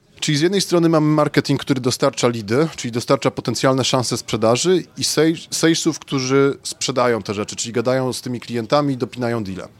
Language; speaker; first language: Polish; native; Polish